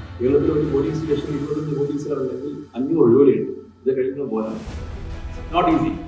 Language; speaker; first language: Malayalam; non-native, local second language; Tamil